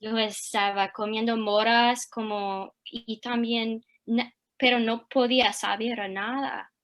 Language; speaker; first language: Spanish; early bilingual, heritage; English